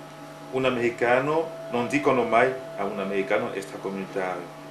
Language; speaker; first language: Italian; non-native, fluent; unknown